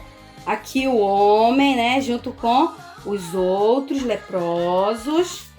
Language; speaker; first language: Portuguese; native; Portuguese